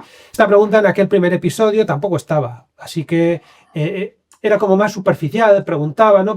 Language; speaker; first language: Spanish; native; Spanish